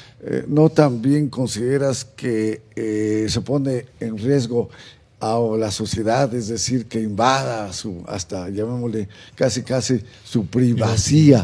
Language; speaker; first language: Spanish; native; Spanish